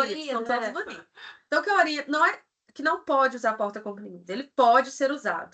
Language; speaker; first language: Portuguese; native; Portuguese